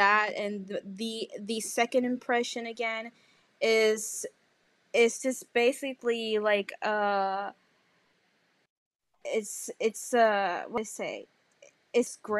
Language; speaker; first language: English; non-native, fluent; Spanish